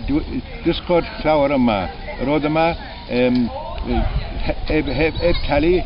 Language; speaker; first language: Welsh; non-native, learner; Irish